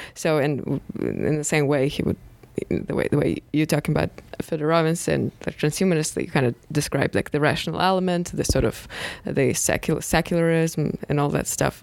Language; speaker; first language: English; non-native, fluent; Russian